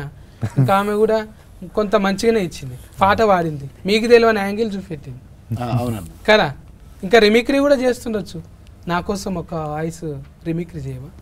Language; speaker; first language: Telugu; native; Telugu